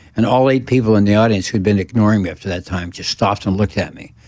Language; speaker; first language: English; native; English